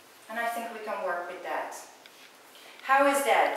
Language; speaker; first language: English; non-native, fluent; Hungarian